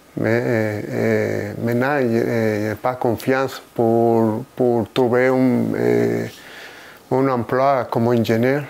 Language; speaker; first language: French; non-native, learner; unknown